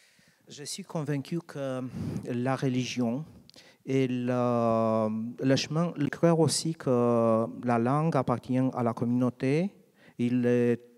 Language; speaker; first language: French; non-native, learner; Romanian